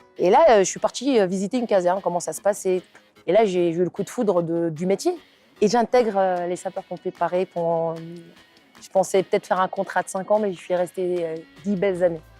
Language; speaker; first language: French; non-native, local second language; Arabic